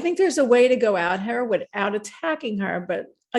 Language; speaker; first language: English; native; English